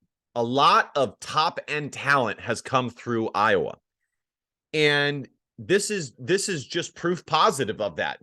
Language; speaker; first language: English; native; English